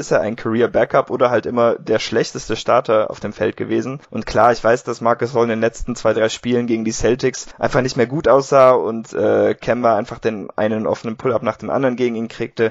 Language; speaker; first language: German; native; German